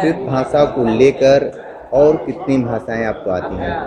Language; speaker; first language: Hindi; native; Hindi